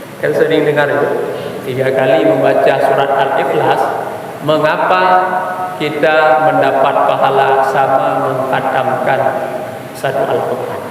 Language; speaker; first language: Malay; non-native, local second language; Achinese